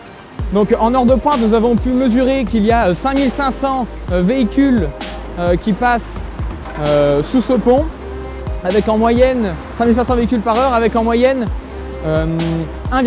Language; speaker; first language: French; native; French